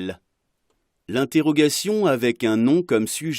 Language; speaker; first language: French; non-native, fluent; Arabic